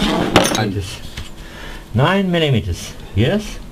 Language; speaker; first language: English; non-native, learner; Russian